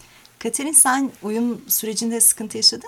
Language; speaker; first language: Turkish; native; Turkish